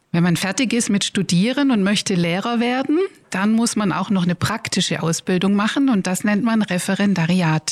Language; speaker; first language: German; native; German